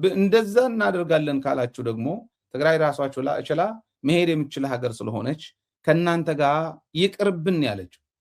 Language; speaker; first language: Amharic; non-native, local second language; Tigrinya